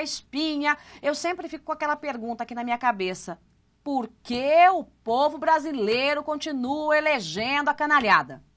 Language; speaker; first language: Portuguese; native; Portuguese